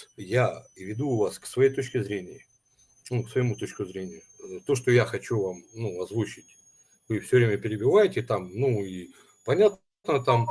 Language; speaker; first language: Russian; native; Russian